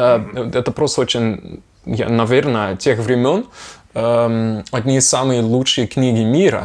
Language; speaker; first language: Russian; non-native, fluent; Dutch